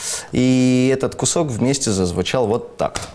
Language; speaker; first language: Russian; native; Russian